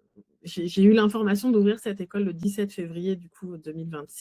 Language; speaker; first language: French; native; French